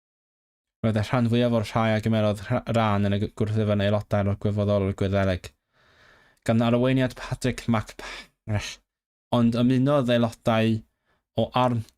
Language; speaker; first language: Welsh; non-native, learner; Cantonese